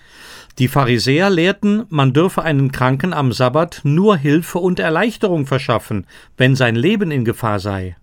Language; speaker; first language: German; native; German